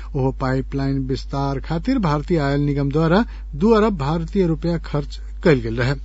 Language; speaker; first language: Bhojpuri; non-native, local second language; Nepali